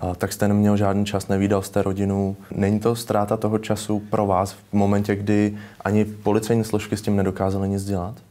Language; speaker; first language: Czech; native; Czech